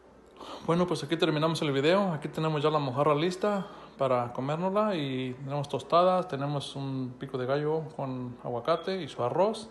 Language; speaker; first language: Spanish; native; Spanish